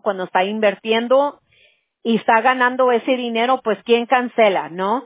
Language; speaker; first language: Spanish; early bilingual, heritage; Spanish